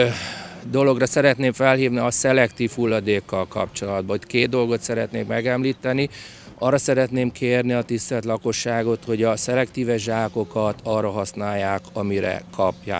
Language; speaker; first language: Hungarian; native; Hungarian